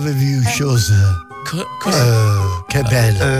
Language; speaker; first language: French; non-native, learner; Italian